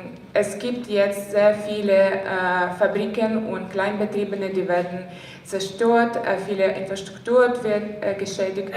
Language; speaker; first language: German; non-native, fluent; Ukrainian